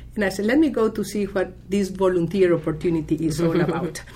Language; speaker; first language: English; non-native, fluent; Spanish